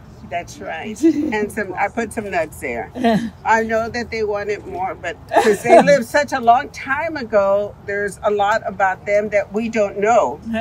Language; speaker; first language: English; early bilingual, other home language; Spanish